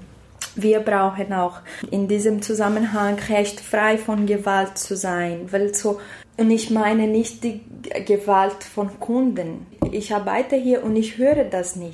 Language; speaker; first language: German; non-native, learner; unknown